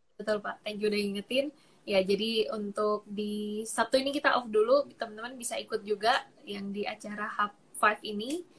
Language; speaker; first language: Indonesian; native; Indonesian